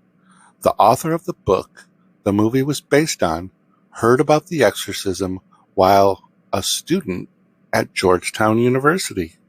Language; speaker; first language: English; native; English